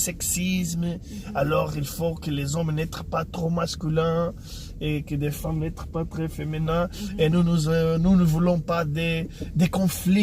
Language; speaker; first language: French; non-native, fluent; Portuguese